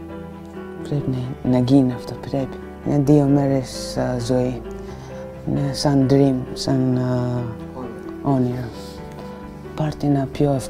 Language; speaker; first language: Greek; non-native, learner; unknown